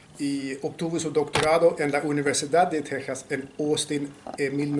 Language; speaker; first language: Spanish; non-native, fluent; Swedish